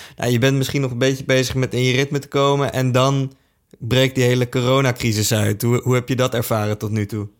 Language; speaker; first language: Dutch; native; Dutch